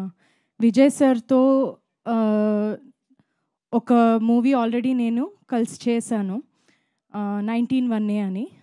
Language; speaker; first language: Telugu; non-native, local second language; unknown